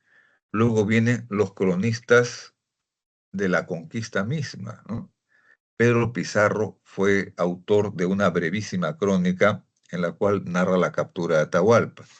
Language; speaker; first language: Spanish; native; Spanish